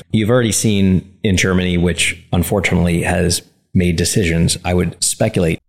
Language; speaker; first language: English; native; English